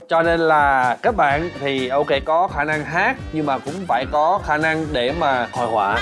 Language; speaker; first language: Vietnamese; non-native, fluent; English